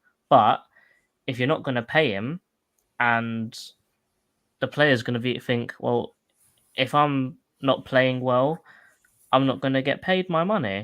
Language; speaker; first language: English; native; English